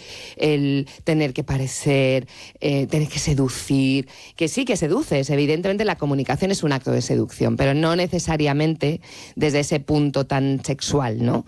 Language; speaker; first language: Spanish; native; Spanish